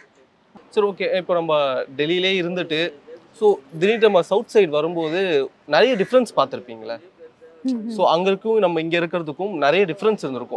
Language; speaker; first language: Tamil; native; Tamil